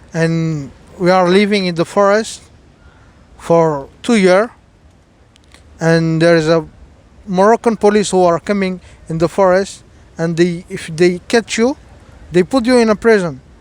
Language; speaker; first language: English; non-native, fluent; Somali